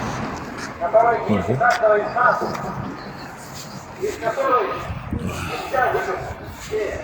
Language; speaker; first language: Russian; native; Russian